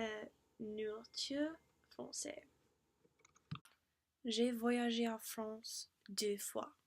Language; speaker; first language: French; non-native, learner; English